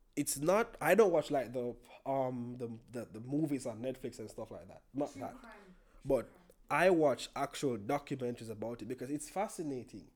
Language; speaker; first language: English; non-native, local second language; Jamaican Creole English